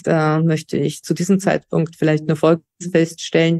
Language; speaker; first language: German; native; German